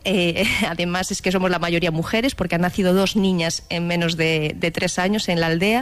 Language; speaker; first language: Spanish; native; Spanish